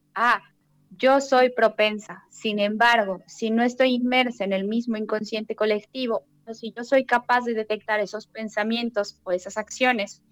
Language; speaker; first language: Spanish; native; Spanish